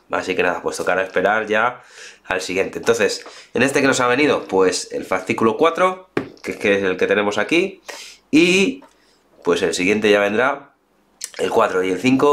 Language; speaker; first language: Spanish; native; Spanish